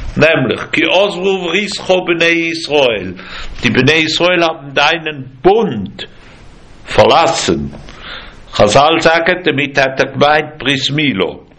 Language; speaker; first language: German; native; German